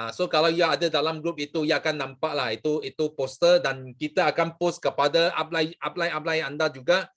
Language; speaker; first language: Malay; non-native, local second language; Chinese